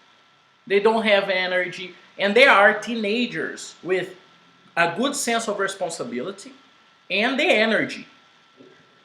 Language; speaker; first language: English; non-native, fluent; Portuguese